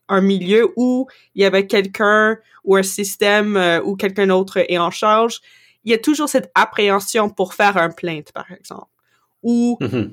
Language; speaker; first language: French; non-native, local second language; English